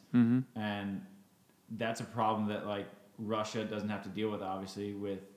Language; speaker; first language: English; native; English